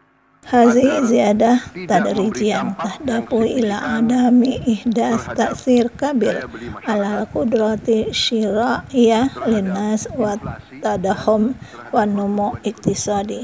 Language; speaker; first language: Arabic; non-native, fluent; Indonesian